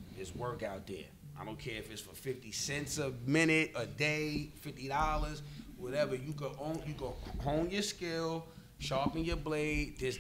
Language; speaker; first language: English; native; English